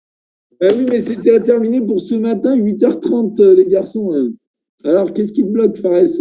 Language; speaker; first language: French; native; French